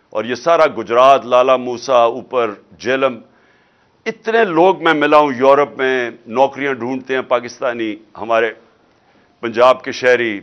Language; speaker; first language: Urdu; non-native, local second language; Punjabi